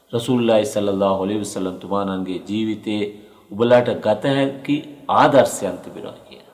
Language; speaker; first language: Sinhala; non-native, local second language; Tamil